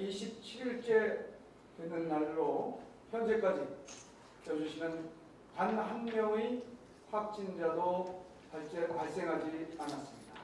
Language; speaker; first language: Korean; native; Korean